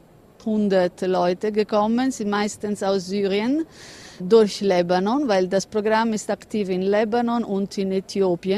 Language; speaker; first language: German; non-native, fluent; Italian